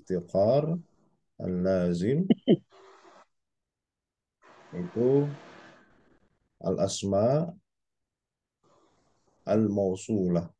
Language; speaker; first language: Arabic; non-native, fluent; Indonesian